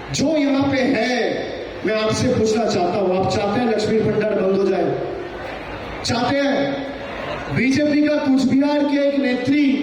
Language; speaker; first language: Hindi; non-native, local second language; Bangla